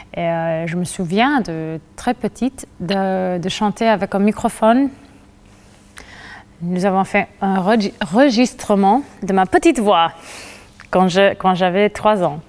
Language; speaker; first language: French; non-native, fluent; Spanish